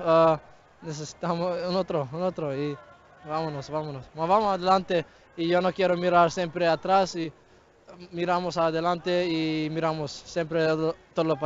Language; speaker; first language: Spanish; non-native, learner; Dutch